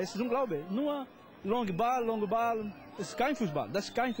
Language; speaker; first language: German; non-native, learner; Portuguese